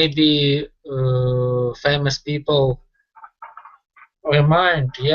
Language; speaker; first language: English; non-native, learner; Russian